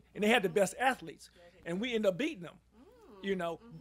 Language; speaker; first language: English; native; English